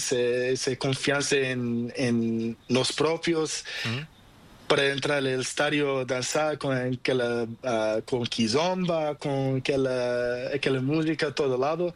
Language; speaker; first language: Spanish; non-native, learner; Portuguese